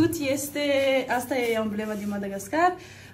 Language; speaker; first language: Romanian; non-native, learner; Malagasy